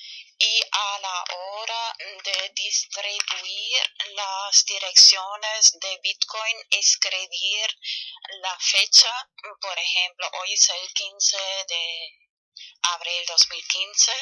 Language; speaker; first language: Spanish; non-native, fluent; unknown